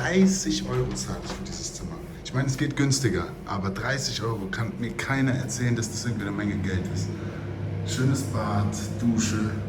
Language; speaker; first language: German; native; German